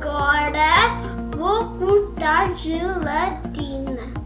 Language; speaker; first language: Portuguese; early bilingual, other home language; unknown